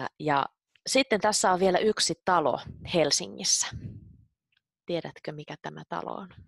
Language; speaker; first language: Finnish; native; Finnish